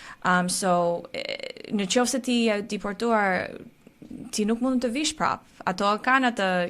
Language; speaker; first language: Albanian; early bilingual, heritage; Albanian